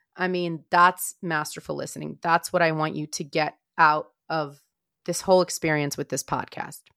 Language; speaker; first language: English; non-native, fluent; Romanian